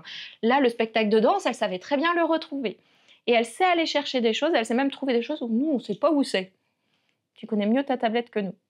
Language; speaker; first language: French; native; French